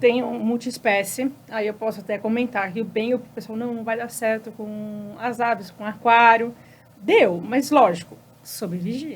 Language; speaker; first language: Portuguese; native; Portuguese